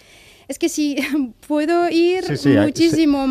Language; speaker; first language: Spanish; non-native, fluent; Persian